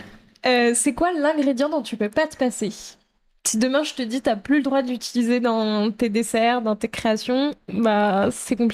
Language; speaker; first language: French; native; French